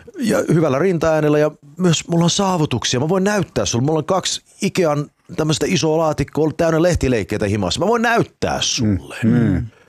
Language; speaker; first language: Finnish; early bilingual, heritage; Finnish